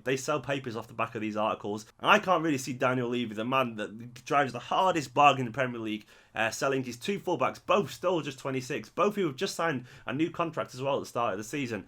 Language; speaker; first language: English; native; English